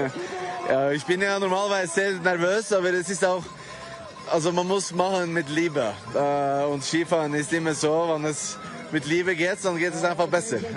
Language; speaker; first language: German; non-native, fluent; Norwegian